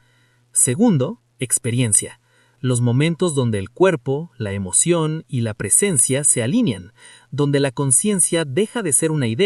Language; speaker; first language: Spanish; native; Spanish